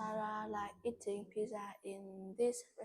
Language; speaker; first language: English; non-native, learner; Vietnamese